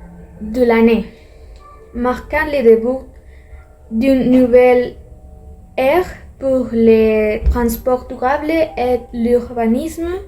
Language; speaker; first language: French; non-native, learner; Spanish